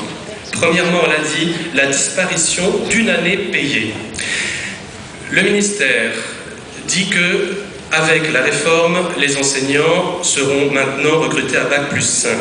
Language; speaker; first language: French; native; French